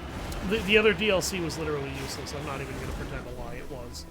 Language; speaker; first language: English; native; English